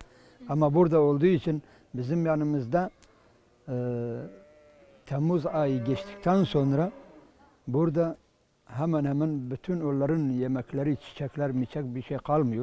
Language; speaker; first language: Turkish; non-native, local second language; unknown